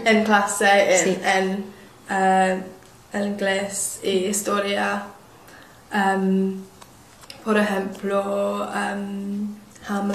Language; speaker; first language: Spanish; non-native, learner; English